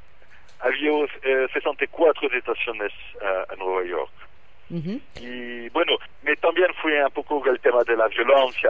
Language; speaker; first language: Spanish; non-native, fluent; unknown